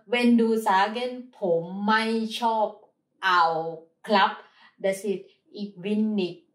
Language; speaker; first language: German; non-native, learner; Thai